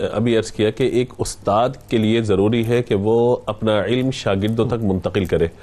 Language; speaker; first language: Urdu; native; Urdu